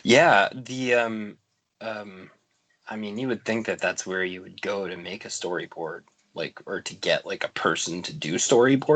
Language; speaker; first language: English; native; English